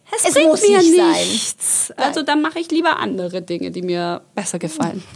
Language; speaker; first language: German; native; German